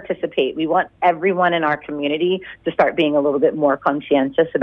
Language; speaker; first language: English; native; English